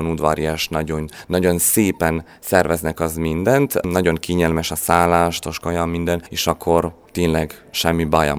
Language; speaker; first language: Hungarian; non-native, learner; Croatian